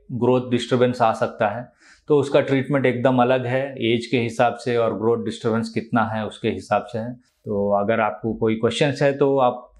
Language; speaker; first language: Hindi; non-native, local second language; Telugu